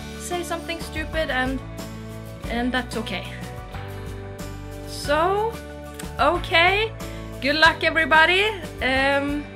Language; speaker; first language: English; non-native, fluent; Norwegian